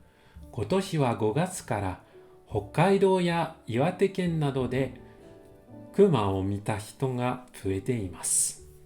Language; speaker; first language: Japanese; non-native, fluent; French